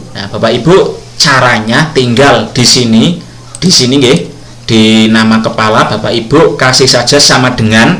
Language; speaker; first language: Indonesian; non-native, local second language; Javanese